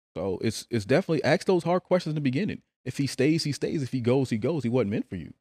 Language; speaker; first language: English; native; English